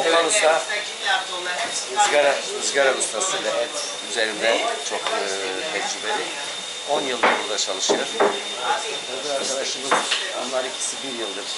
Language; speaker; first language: Turkish; native; Turkish